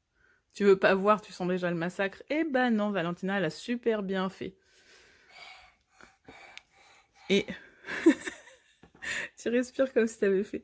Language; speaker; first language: French; native; French